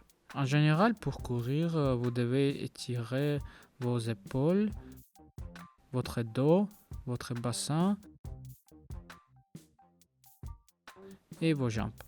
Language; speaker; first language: French; non-native, learner; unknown